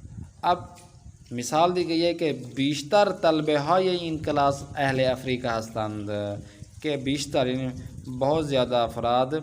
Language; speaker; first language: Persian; non-native, fluent; Urdu